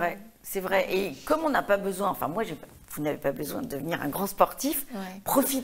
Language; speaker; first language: French; native; French